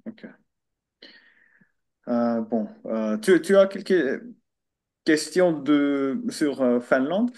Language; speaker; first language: French; non-native, learner; Finnish